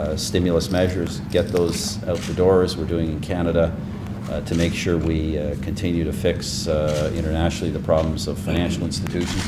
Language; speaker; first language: English; native; English